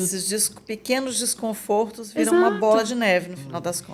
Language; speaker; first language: Portuguese; native; Portuguese